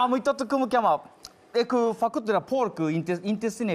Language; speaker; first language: Romanian; non-native, learner; Japanese